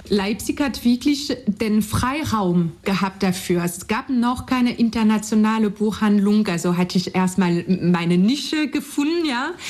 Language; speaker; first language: German; non-native, fluent; French